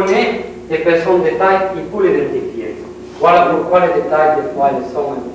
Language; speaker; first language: French; non-native, learner; Spanish